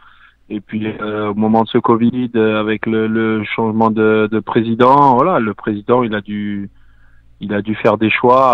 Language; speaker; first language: French; native; French